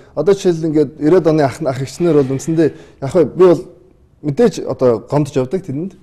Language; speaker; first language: Mongolian; native; Mongolian